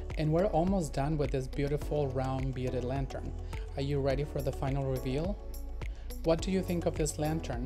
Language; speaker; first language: English; non-native, fluent; Spanish